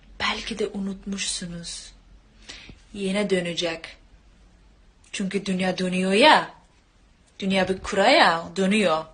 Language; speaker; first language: Turkish; non-native, fluent; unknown